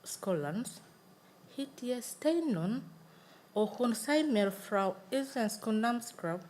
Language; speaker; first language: Icelandic; non-native, learner; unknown